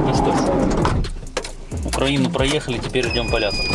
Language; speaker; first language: Russian; native; Russian